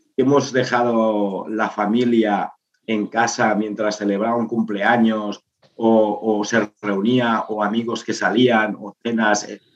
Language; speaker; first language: Spanish; native; Spanish